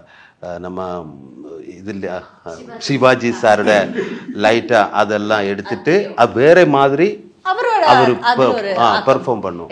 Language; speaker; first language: Tamil; non-native, learner; Malayalam